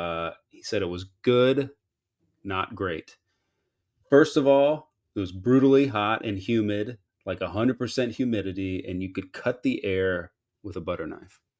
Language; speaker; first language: English; native; English